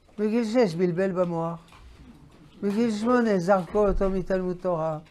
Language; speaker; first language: Hebrew; non-native, fluent; French